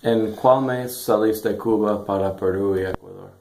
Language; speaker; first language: Spanish; non-native, learner; English